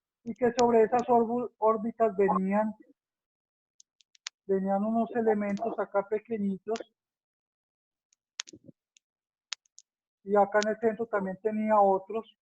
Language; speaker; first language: Spanish; native; Spanish